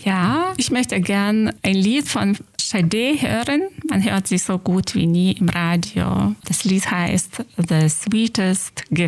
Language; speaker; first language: German; non-native, fluent; Lithuanian